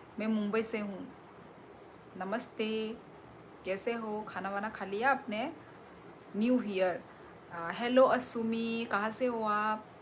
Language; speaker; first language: Hindi; non-native, local second language; Kok Borok